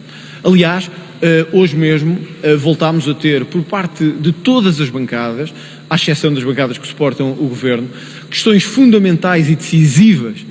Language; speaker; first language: Portuguese; native; Portuguese